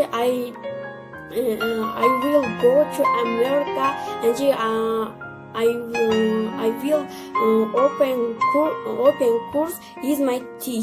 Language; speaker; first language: English; non-native, learner; Kyrgyz